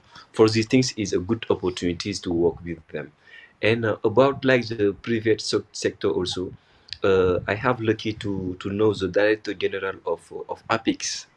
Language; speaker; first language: English; non-native, local second language; Wolof